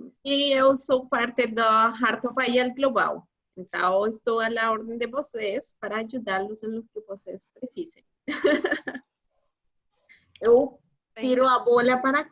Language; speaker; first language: Portuguese; non-native, fluent; Spanish